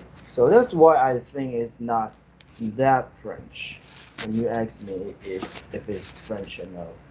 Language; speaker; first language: English; non-native, fluent; Chinese